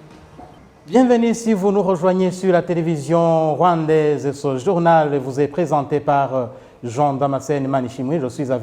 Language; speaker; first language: French; non-native, local second language; Kinyarwanda